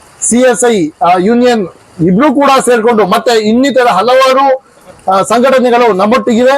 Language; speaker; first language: Kannada; non-native, local second language; Urdu